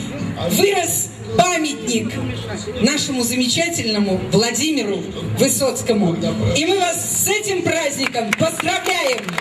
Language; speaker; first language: Russian; native; Russian